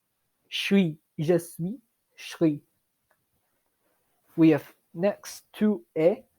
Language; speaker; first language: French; non-native, fluent; English